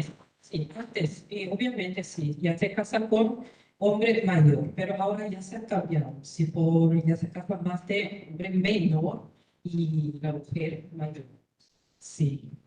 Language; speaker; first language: Spanish; non-native, learner; Korean